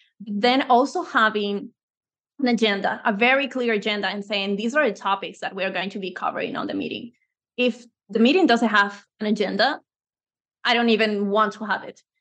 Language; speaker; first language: English; non-native, fluent; Spanish